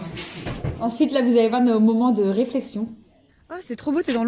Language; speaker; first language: French; native; French